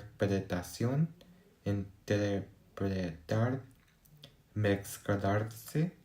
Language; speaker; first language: Spanish; non-native, learner; English